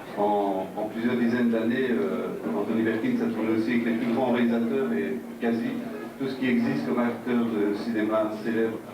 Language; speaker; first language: French; native; French